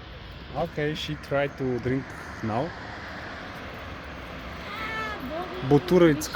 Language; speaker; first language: English; non-native, learner; Bulgarian